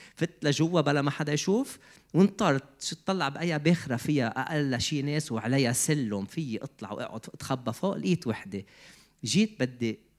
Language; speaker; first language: Arabic; native; Arabic